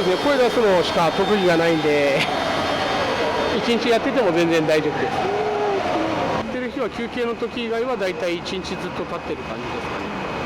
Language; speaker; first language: Japanese; native; Japanese